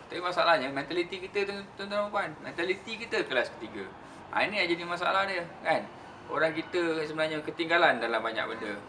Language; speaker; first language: Malay; native; Malay